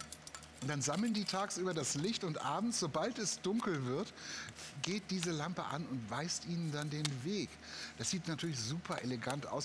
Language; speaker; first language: German; native; German